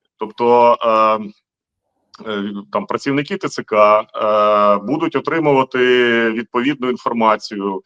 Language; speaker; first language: Ukrainian; native; Ukrainian